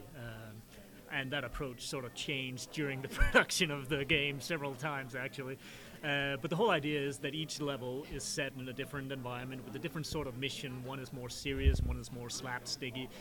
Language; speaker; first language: English; non-native, fluent; Danish